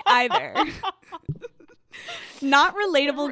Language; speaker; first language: English; native; English